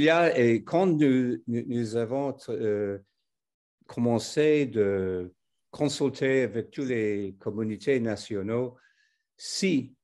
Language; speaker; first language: French; non-native, fluent; English